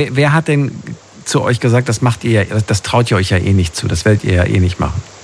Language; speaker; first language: German; native; German